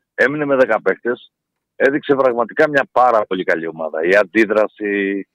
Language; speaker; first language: Greek; native; Greek